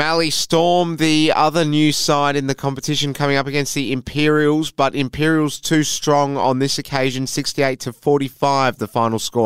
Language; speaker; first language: English; native; English